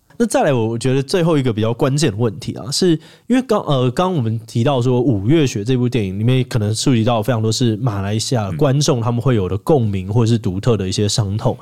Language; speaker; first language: Chinese; native; Chinese